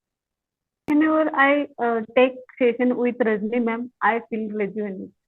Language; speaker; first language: English; non-native, learner; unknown